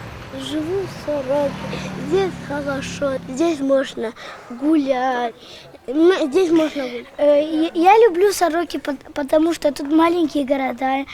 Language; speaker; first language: Russian; non-native, local second language; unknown